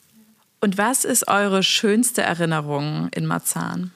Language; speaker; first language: German; native; German